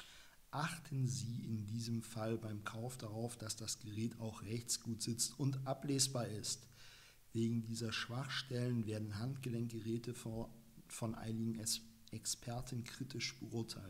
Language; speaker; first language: German; native; German